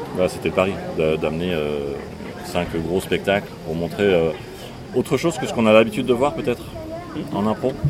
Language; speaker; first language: French; native; French